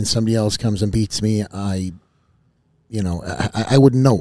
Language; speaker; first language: English; native; English